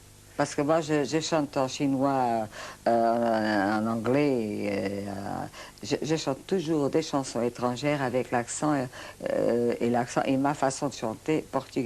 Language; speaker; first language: French; non-native, fluent; Portuguese